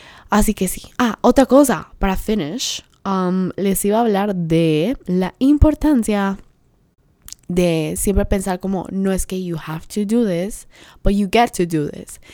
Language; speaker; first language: Spanish; early bilingual, heritage; Spanish